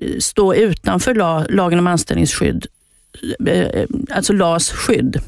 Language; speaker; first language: Swedish; native; Swedish